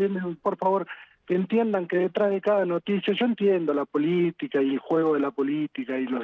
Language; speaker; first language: Spanish; native; Spanish